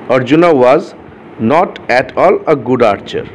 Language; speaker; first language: English; non-native, local second language; Bangla